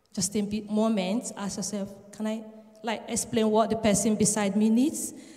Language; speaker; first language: English; non-native, local second language; Igbo